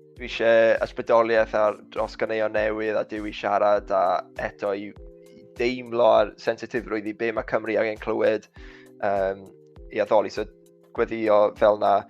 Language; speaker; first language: Welsh; native; Welsh